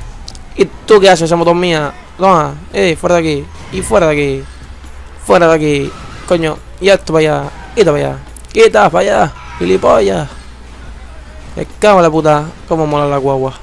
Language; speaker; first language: Spanish; native; Spanish